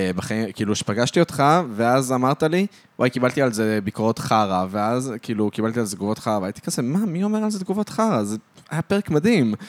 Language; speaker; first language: Hebrew; early bilingual, other home language; French